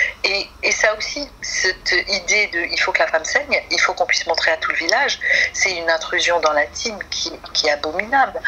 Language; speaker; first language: French; native; French